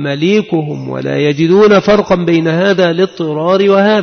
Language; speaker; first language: Arabic; native; Arabic